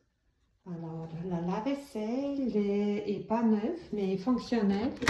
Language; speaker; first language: French; non-native, fluent; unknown